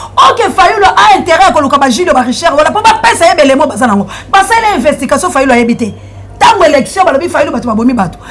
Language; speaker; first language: Lingala; non-native, local second language; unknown